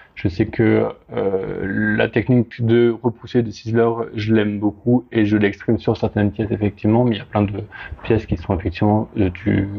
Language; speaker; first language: French; native; French